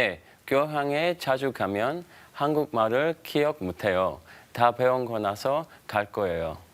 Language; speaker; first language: Korean; non-native, learner; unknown